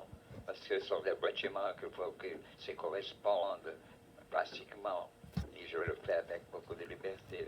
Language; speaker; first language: French; non-native, fluent; Portuguese